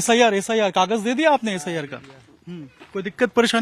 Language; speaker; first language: Hindi; native; Hindi